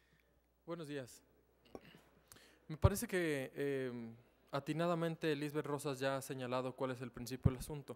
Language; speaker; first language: Spanish; native; Spanish